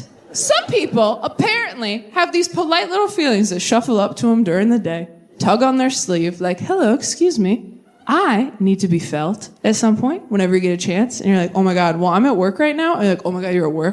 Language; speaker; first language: English; native; English